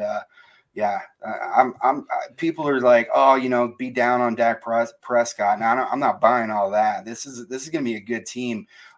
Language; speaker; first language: English; native; English